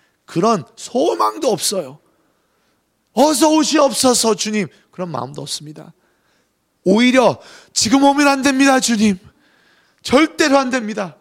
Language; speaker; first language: Korean; native; Korean